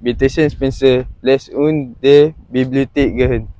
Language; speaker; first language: German; non-native, learner; Malay